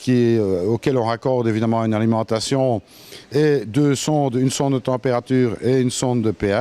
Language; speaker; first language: French; native; French